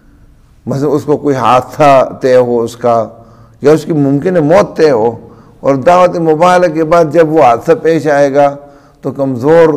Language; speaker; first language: Urdu; native; Urdu